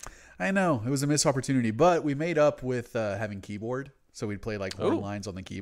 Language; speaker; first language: English; native; English